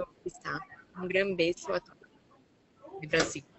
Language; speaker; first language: Spanish; non-native, learner; Portuguese